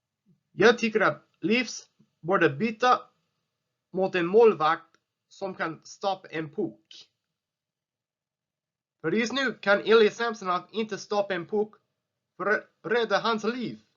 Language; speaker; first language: Swedish; non-native, learner; English